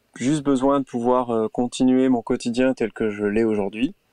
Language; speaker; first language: French; native; French